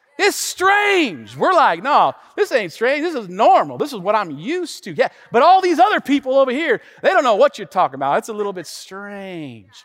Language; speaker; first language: English; native; English